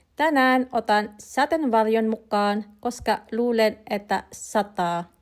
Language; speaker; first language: Finnish; non-native, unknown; Filipino